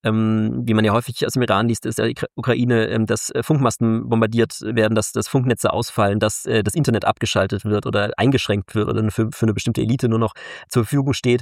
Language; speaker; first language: German; native; German